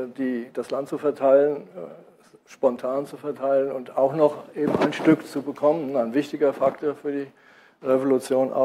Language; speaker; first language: German; native; German